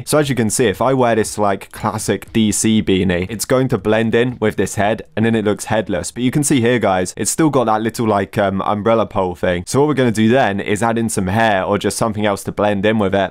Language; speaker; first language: English; native; English